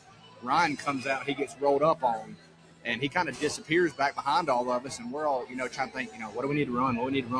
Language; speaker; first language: English; native; English